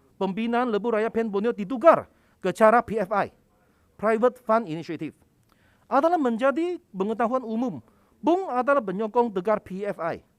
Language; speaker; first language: Malay; non-native, local second language; Cantonese